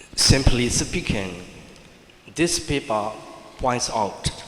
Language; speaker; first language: English; non-native, fluent; Burmese